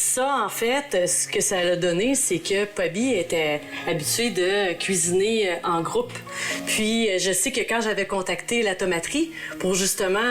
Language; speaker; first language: French; native; French